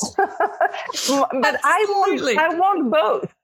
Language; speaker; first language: English; non-native, fluent; Arabic